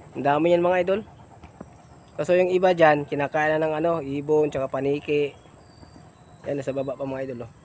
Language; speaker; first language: Filipino; non-native, local second language; Cebuano